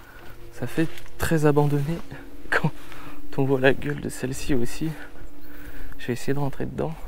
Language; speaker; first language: French; native; French